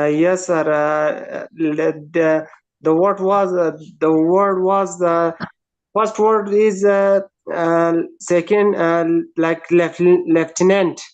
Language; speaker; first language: English; non-native, learner; Persian